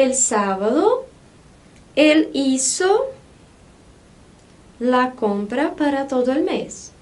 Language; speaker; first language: Spanish; non-native, fluent; Portuguese